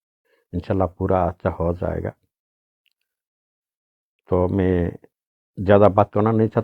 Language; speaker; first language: Hindi; non-native, local second language; Bangla